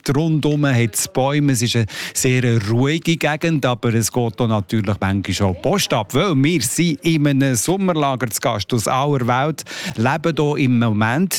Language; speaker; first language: German; native; German